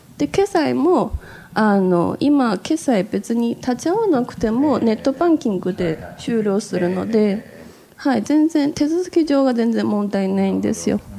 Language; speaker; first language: Japanese; non-native, fluent; Chinese